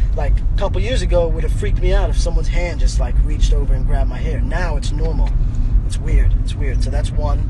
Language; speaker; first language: English; early bilingual, other home language; Spanish